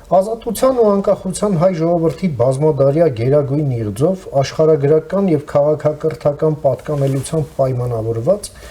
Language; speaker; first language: Armenian; native; Armenian